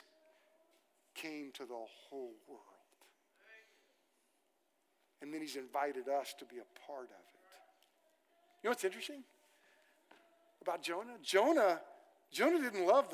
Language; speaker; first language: English; native; English